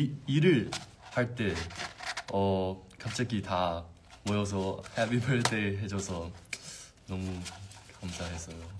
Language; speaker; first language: Korean; non-native, learner; Chinese